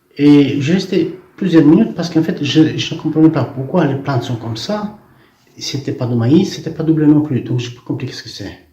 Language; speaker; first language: French; non-native, fluent; Romanian